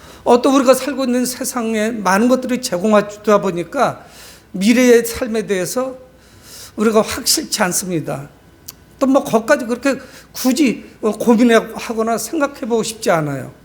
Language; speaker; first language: Korean; native; Korean